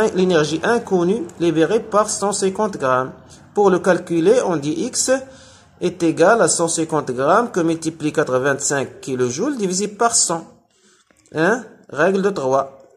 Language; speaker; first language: French; non-native, local second language; Arabic